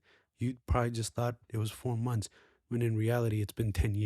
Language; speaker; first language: English; native; English